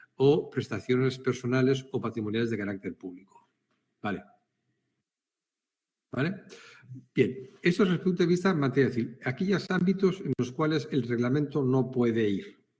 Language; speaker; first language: Spanish; native; Spanish